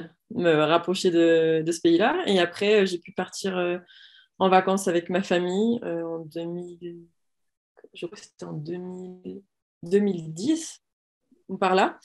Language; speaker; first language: French; native; French